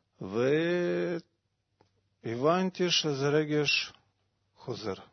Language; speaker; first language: Hebrew; non-native, learner; Russian